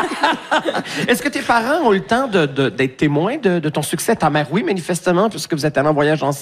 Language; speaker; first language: French; native; French